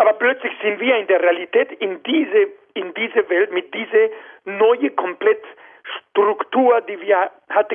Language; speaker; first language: German; non-native, fluent; Spanish